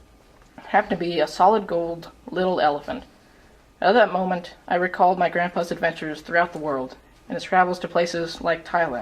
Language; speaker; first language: English; native; English